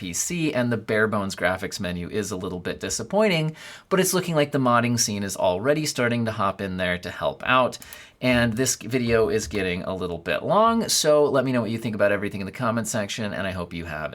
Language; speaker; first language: English; native; English